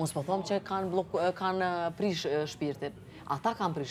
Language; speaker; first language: Albanian; native; Albanian